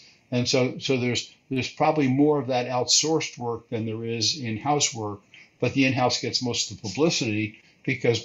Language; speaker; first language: English; native; English